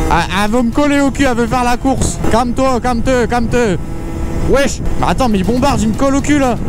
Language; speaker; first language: French; native; French